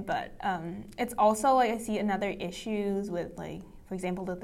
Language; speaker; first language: English; non-native, fluent; Vietnamese